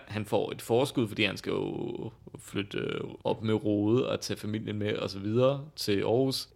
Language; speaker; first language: Danish; native; Danish